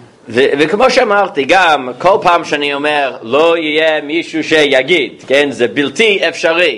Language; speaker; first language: Hebrew; non-native, fluent; English